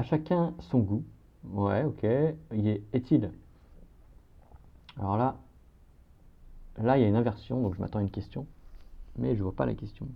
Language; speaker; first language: French; native; French